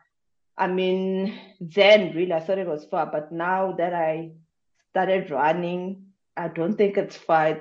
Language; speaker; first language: English; non-native, local second language; Tsonga